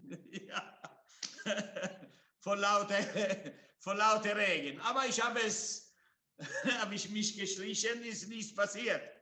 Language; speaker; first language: German; non-native, fluent; Italian